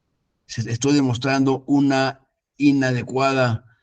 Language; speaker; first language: Spanish; native; Spanish